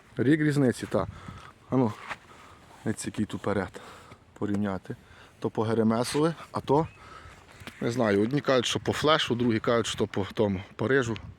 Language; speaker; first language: Ukrainian; native; Ukrainian